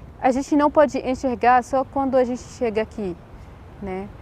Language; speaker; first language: Portuguese; non-native, fluent; Arabic